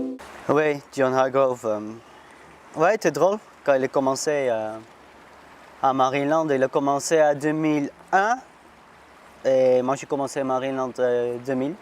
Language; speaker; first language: French; non-native, learner; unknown